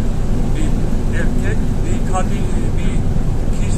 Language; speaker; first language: Turkish; non-native, learner; Georgian